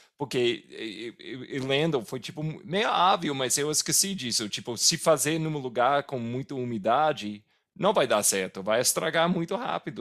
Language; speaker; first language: Portuguese; non-native, fluent; English